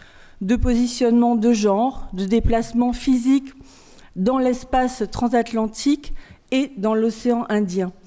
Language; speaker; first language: French; native; French